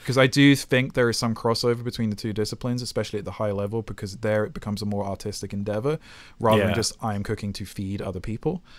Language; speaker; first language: English; native; English